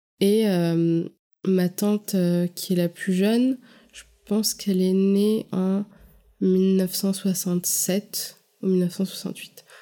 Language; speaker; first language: French; native; French